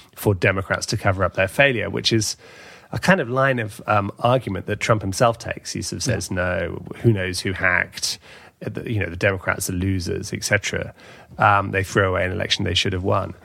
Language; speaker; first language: English; native; English